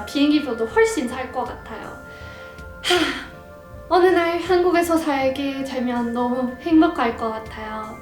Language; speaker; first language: Korean; non-native, fluent; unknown